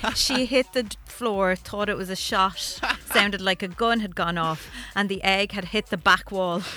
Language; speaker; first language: English; native; English